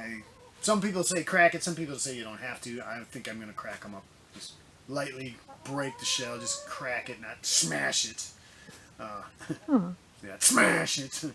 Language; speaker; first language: English; native; English